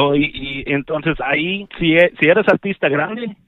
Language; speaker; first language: Spanish; early bilingual, heritage; Spanish